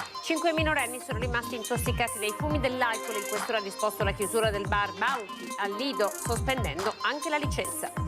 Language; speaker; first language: Italian; native; Italian